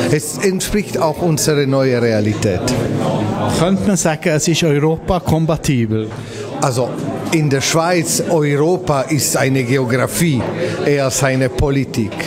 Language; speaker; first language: German; non-native, fluent; French